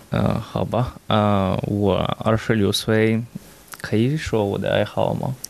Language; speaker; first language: Chinese; non-native, learner; Ukrainian